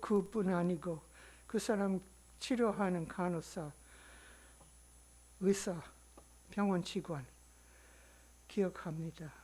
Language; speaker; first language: Korean; non-native, learner; English